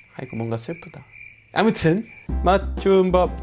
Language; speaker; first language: Korean; non-native, fluent; English